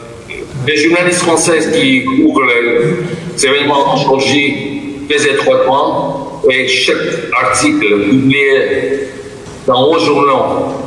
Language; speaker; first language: French; non-native, fluent; Georgian